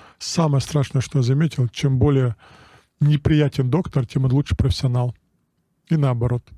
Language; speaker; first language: Russian; non-native, local second language; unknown